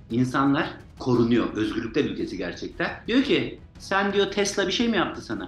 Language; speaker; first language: Turkish; native; Turkish